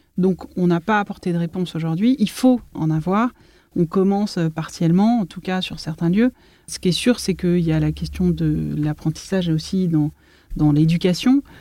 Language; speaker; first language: French; native; French